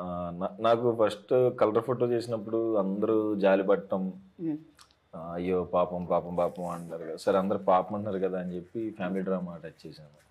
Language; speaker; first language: Telugu; native; Telugu